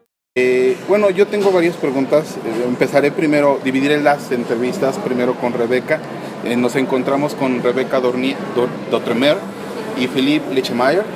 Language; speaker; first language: Spanish; native; Spanish